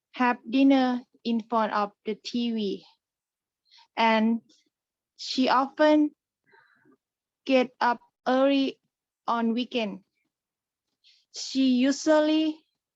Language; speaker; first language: English; non-native, learner; Thai